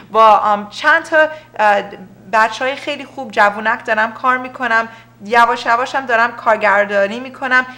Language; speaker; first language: Persian; early bilingual, heritage; Persian